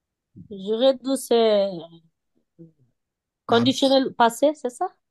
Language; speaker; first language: French; non-native, learner; Bangla